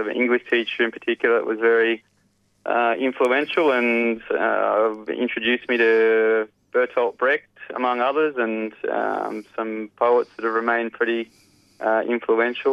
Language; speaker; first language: English; native; English